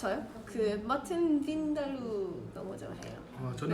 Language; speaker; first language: Korean; non-native, learner; English